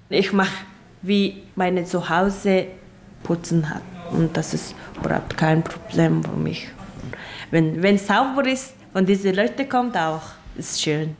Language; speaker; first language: German; non-native, learner; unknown